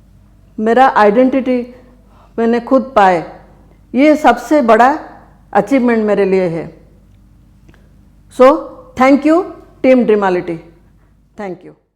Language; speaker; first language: Hindi; non-native, local second language; Odia